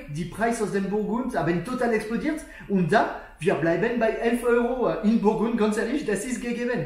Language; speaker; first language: German; non-native, learner; French